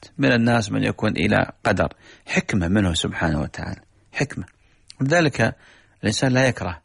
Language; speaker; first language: Arabic; native; Arabic